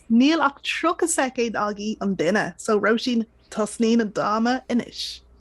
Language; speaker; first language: Irish; non-native, local second language; English